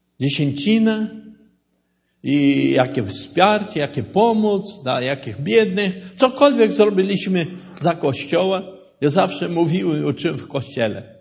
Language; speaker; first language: Polish; non-native, learner; Portuguese